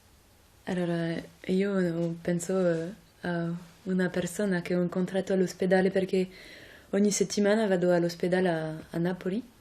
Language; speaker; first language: Italian; non-native, fluent; French